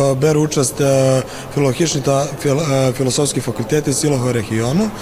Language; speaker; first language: Ukrainian; non-native, fluent; Serbian